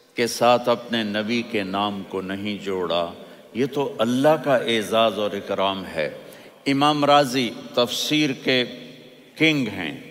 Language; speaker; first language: Urdu; non-native, local second language; Punjabi